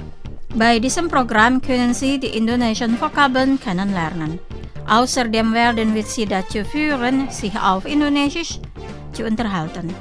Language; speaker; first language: German; non-native, fluent; Indonesian